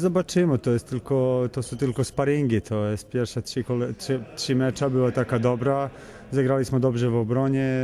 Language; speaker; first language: Polish; non-native, learner; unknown